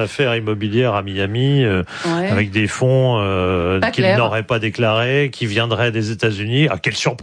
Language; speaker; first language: French; native; French